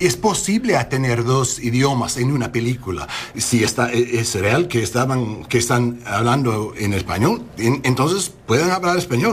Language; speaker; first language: Spanish; non-native, learner; English